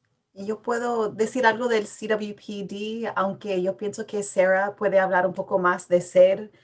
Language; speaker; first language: Spanish; early bilingual, heritage; English